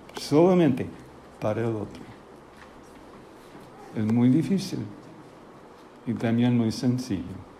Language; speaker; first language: Spanish; non-native, fluent; English